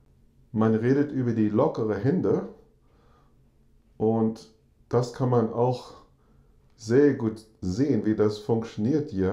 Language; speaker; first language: German; non-native, fluent; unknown